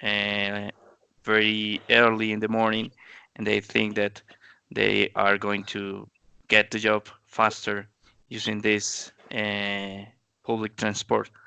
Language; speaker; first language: English; non-native, learner; Spanish